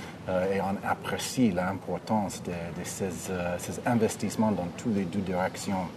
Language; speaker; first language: French; non-native, fluent; English